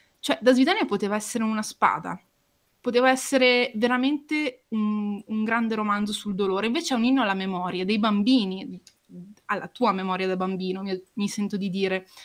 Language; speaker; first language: Italian; early bilingual, other home language; Romanian